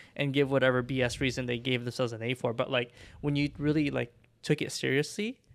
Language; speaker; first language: English; early bilingual, other home language; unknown